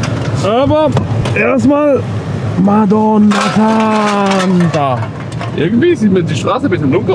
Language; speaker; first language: German; native; German